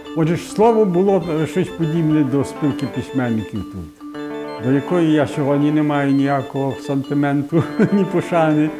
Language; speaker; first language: Ukrainian; early bilingual, heritage; Ukrainian